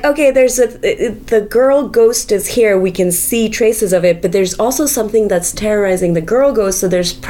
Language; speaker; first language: English; non-native, local second language; Urdu